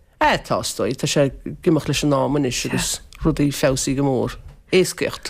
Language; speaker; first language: Irish; native; Irish